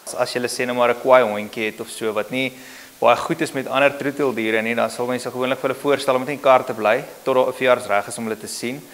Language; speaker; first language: Afrikaans; native; Afrikaans